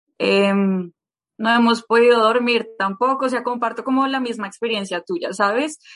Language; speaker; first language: Spanish; native; Spanish